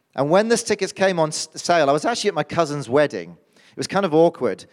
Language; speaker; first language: English; native; English